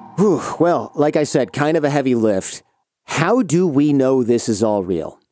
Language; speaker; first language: English; native; English